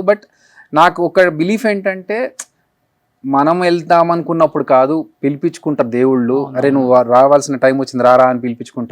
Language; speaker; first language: Telugu; native; Telugu